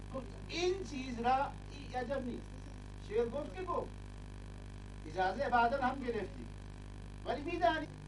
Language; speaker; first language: Persian; non-native, fluent; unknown